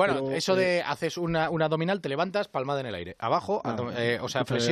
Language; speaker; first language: Spanish; native; Spanish